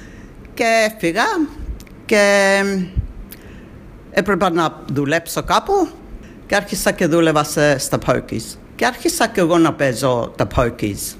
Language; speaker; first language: Greek; early bilingual, heritage; Greek